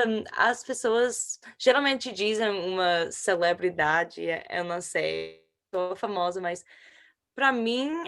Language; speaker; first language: Portuguese; non-native, learner; English